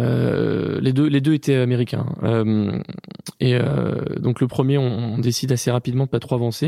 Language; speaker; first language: French; native; French